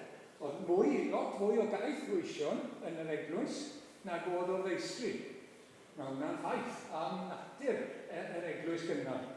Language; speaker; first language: Welsh; native; Welsh